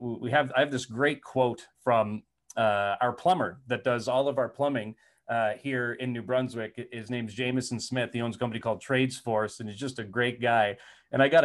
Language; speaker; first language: English; native; English